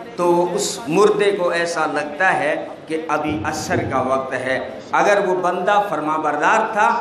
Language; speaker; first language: Urdu; non-native, local second language; Gujarati